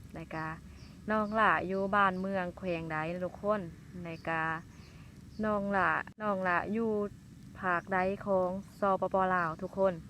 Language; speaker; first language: Lao; non-native, local second language; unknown